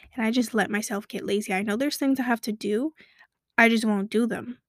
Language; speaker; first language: English; early bilingual, other home language; Kabuverdianu